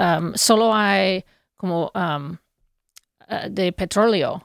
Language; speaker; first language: Spanish; non-native, fluent; English